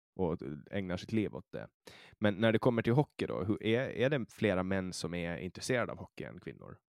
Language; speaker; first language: Swedish; native; Swedish